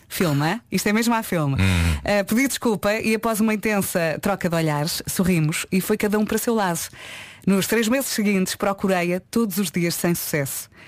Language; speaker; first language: Portuguese; native; Portuguese